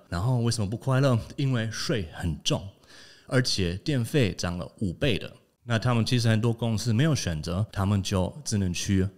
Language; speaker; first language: Chinese; non-native, fluent; German